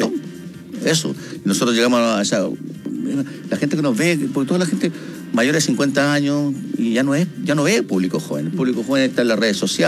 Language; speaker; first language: Spanish; native; Spanish